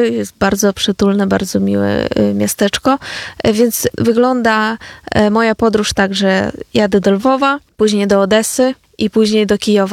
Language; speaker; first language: Polish; non-native, fluent; Ukrainian